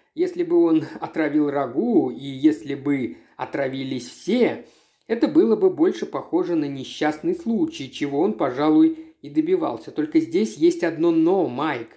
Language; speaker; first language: Russian; native; Russian